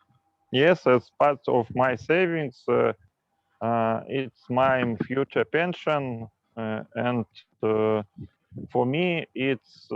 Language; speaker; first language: English; non-native, local second language; Russian